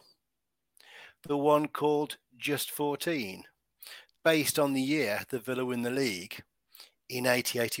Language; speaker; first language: English; native; English